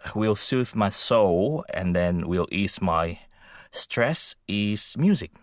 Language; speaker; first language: English; non-native, fluent; Indonesian